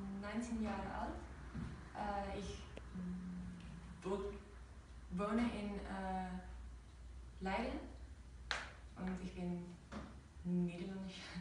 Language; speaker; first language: German; non-native, learner; Dutch